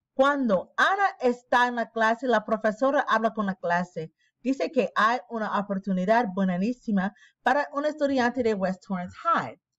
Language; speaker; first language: Spanish; non-native, learner; English